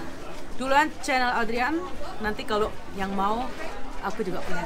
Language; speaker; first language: Indonesian; early bilingual, heritage; German